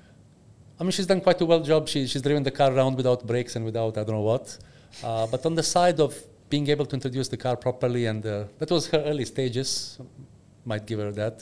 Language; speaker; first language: English; non-native, fluent; Bosnian